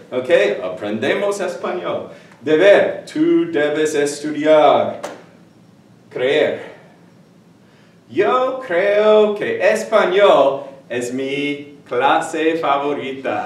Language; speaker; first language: Spanish; non-native, fluent; English